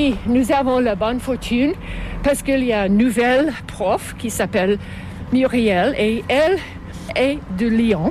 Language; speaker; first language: French; non-native, fluent; English